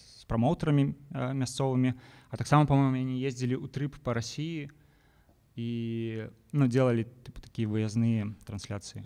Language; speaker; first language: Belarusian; non-native, local second language; Russian